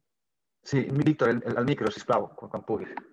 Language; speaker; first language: Spanish; native; Spanish